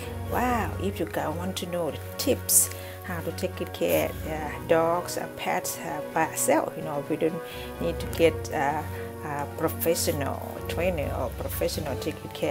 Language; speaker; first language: English; non-native, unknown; Thai